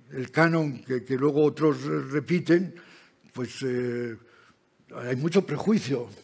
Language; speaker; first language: Spanish; native; Spanish